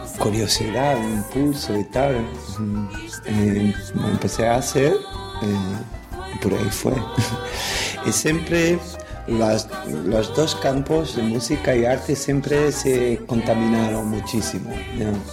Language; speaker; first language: Spanish; non-native, fluent; Portuguese